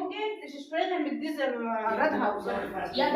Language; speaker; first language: German; non-native, learner; Oromo